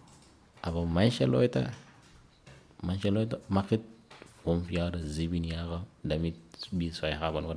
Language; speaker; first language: German; non-native, learner; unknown